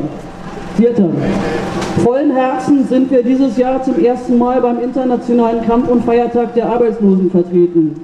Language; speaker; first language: German; native; German